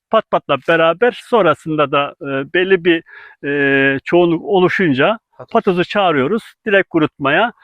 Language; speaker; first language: Turkish; native; Turkish